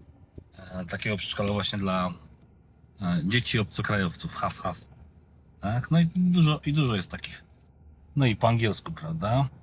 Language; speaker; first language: Polish; native; Polish